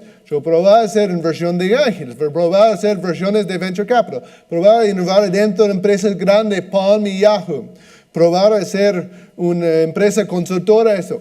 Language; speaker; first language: Spanish; non-native, fluent; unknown